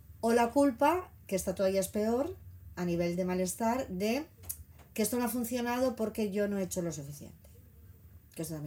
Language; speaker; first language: Spanish; native; Spanish